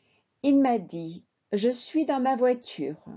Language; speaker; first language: French; non-native, fluent; Spanish